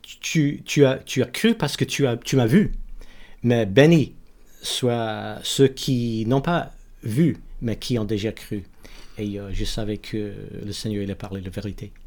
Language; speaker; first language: French; non-native, learner; English